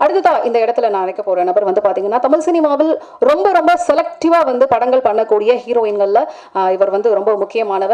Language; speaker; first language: Tamil; native; Tamil